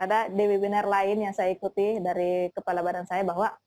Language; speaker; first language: Indonesian; native; Indonesian